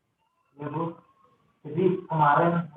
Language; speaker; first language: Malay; non-native, local second language; Javanese